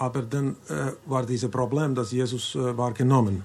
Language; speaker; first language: German; non-native, learner; Finnish